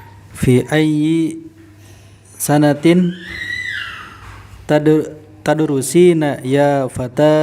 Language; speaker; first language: Arabic; non-native, learner; Indonesian